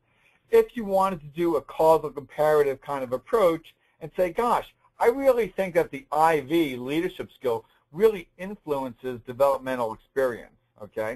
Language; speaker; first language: English; native; English